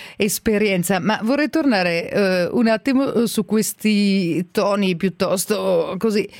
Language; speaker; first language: Italian; native; Italian